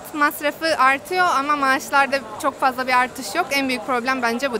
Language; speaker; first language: Turkish; native; Turkish